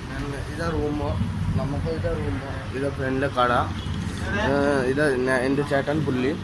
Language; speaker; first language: Malayalam; non-native, learner; Bangla